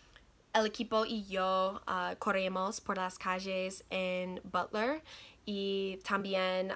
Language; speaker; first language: Spanish; non-native, learner; English